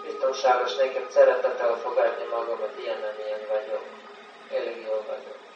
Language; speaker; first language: Hungarian; non-native, learner; Russian